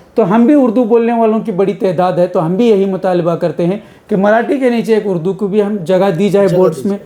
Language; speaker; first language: Hindi; non-native, local second language; Urdu